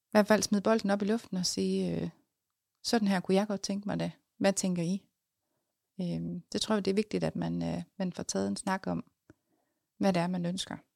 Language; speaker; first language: Danish; native; Danish